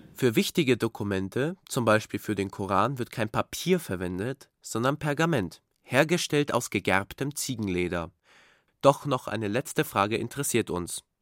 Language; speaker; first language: German; native; German